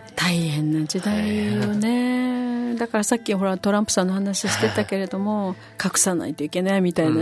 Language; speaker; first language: Japanese; native; Japanese